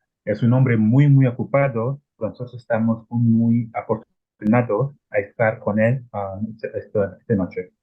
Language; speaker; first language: Spanish; non-native, learner; Italian